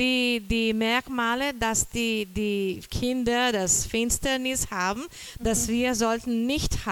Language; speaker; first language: German; non-native, fluent; Portuguese